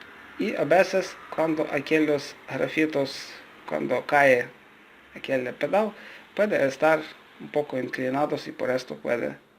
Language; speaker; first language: Spanish; non-native, learner; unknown